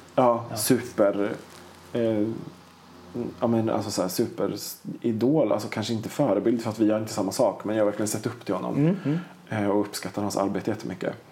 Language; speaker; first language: Swedish; native; Swedish